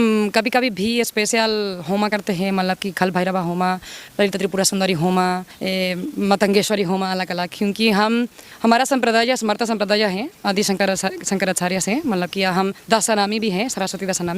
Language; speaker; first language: Hindi; non-native, learner; Spanish